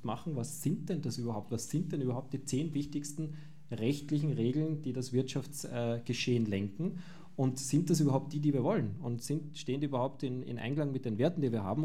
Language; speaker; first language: German; native; German